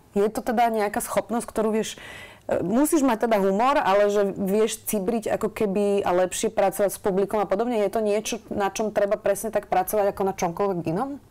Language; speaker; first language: Slovak; native; Slovak